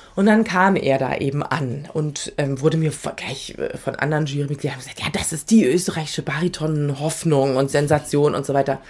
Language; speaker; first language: German; native; German